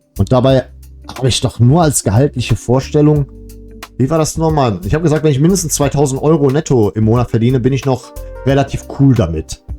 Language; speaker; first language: German; early bilingual, other home language; Serbian